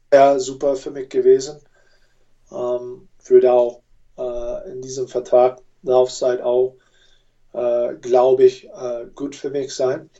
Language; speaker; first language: German; non-native, fluent; English